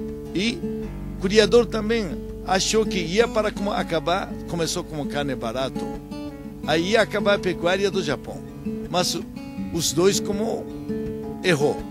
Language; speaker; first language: Portuguese; non-native, learner; Japanese